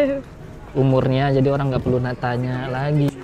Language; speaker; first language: Indonesian; native; Indonesian